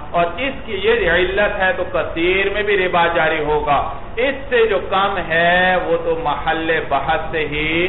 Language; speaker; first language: Urdu; native; Urdu